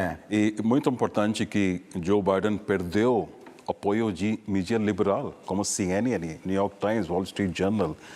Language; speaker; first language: Portuguese; non-native, fluent; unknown